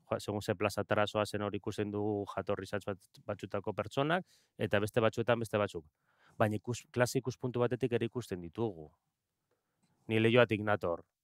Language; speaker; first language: Basque; non-native, local second language; Spanish